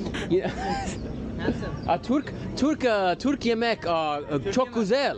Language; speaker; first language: Turkish; non-native, learner; English